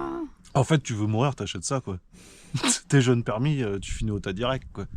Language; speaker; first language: French; native; French